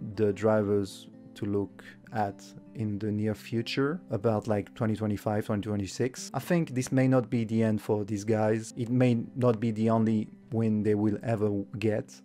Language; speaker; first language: English; non-native, fluent; French